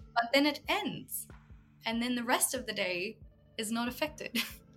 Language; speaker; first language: English; native; English